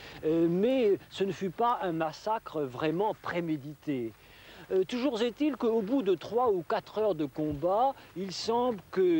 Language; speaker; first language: French; native; French